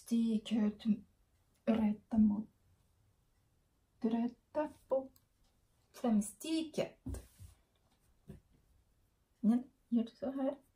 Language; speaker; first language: Swedish; non-native, learner; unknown